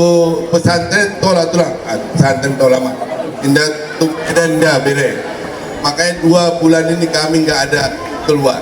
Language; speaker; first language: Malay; non-native, local second language; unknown